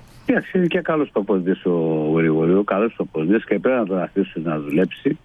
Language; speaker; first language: Greek; non-native, fluent; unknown